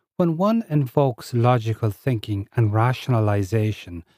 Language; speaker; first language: English; native; English